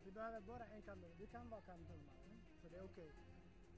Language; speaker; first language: Swedish; non-native, fluent; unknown